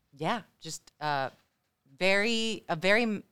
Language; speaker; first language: English; early bilingual, other home language; Spanish